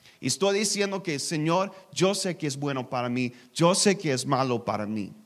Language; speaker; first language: Spanish; non-native, learner; English